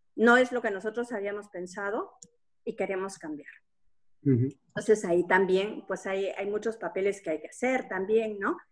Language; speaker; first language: Spanish; native; Spanish